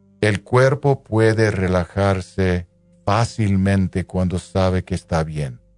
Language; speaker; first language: Spanish; non-native, local second language; English